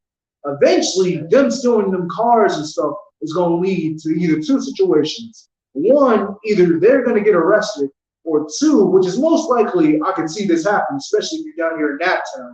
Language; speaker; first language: English; native; English